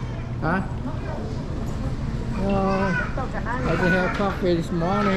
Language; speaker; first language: English; non-native, learner; Iu Mien